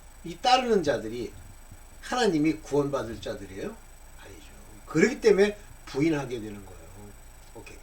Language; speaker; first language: Korean; native; Korean